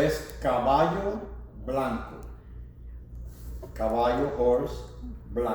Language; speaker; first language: Spanish; non-native, learner; English